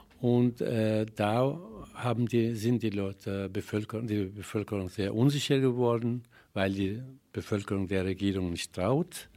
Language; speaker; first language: German; non-native, fluent; Persian